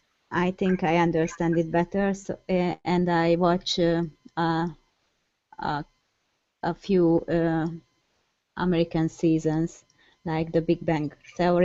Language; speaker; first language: English; non-native, learner; Hungarian